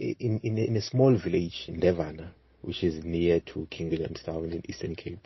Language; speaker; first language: English; non-native, local second language; Xhosa